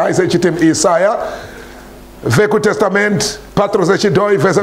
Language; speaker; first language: Romanian; non-native, learner; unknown